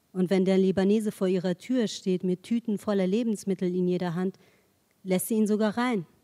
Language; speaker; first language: German; early bilingual, other home language; Kurdish